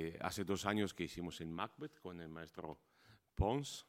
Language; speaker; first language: Spanish; non-native, fluent; Italian